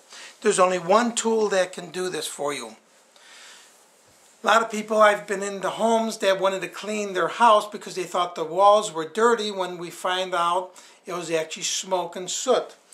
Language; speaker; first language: English; native; English